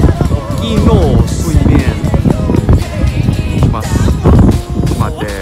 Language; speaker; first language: Japanese; non-native, learner; English